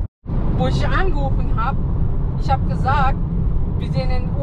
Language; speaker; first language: German; non-native, fluent; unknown